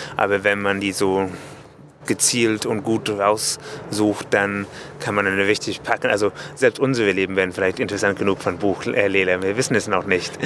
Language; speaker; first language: German; non-native, fluent; English